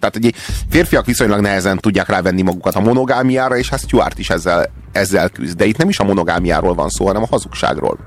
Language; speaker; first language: Hungarian; native; Hungarian